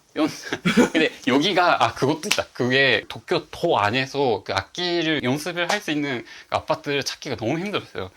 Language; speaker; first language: Korean; non-native, fluent; Japanese